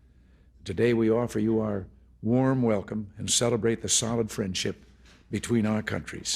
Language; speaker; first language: English; native; English